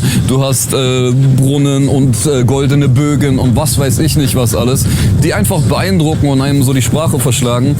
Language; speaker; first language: German; native; German